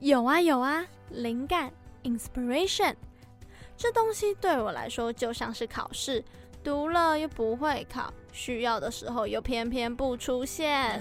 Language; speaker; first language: Chinese; native; Chinese